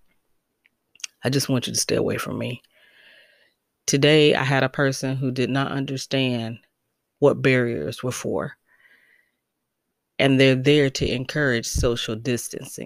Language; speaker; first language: English; native; English